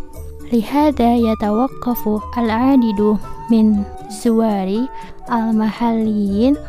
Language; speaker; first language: Arabic; non-native, fluent; Indonesian